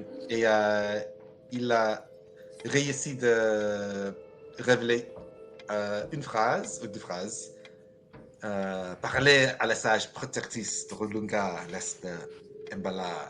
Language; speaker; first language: French; non-native, learner; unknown